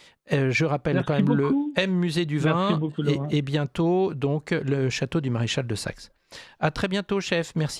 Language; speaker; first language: French; native; French